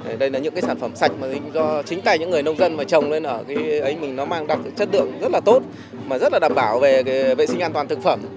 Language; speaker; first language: Vietnamese; non-native, local second language; Lao